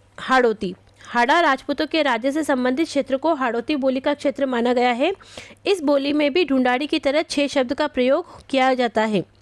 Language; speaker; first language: Hindi; native; Hindi